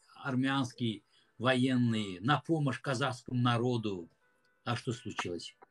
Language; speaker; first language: Russian; non-native, fluent; Azerbaijani